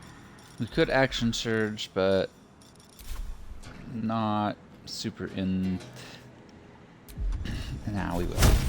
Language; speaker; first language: English; native; English